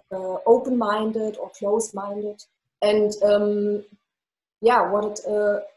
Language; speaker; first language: English; non-native, fluent; German